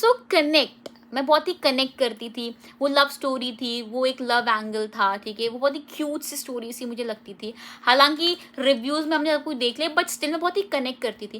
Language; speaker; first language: Hindi; native; Hindi